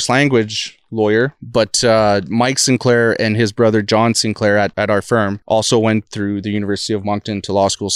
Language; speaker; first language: English; non-native, fluent; French